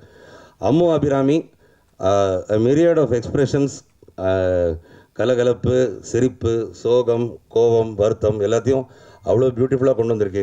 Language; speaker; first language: Tamil; native; Tamil